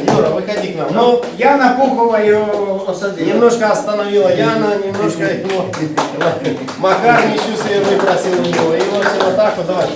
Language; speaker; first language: Russian; non-native, local second language; Ukrainian